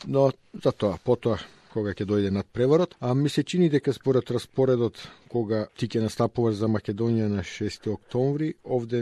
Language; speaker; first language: Macedonian; native; Macedonian